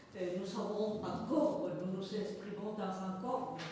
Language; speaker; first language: French; non-native, fluent; Spanish